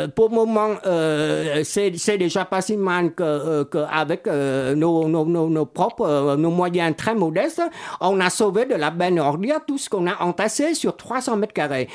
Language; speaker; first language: French; non-native, fluent; Vietnamese